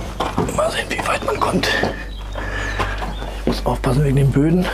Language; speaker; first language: German; native; German